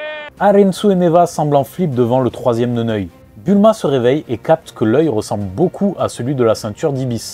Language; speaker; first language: French; native; French